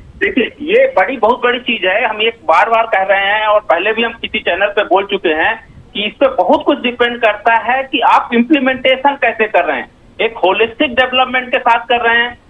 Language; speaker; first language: Hindi; native; Hindi